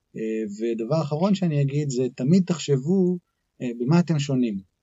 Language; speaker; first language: Hebrew; native; Hebrew